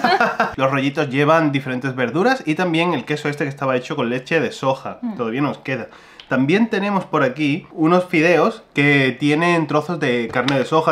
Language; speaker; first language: Spanish; native; Spanish